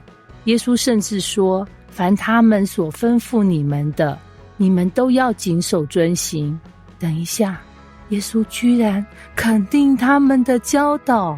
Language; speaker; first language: Chinese; native; Chinese